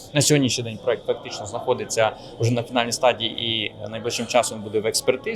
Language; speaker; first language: Ukrainian; native; Ukrainian